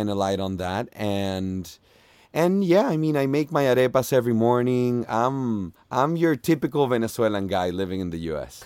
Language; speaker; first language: English; non-native, fluent; Spanish